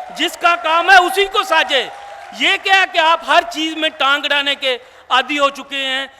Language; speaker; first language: Urdu; non-native, local second language; Punjabi